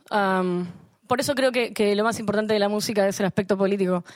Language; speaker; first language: English; non-native, learner; Spanish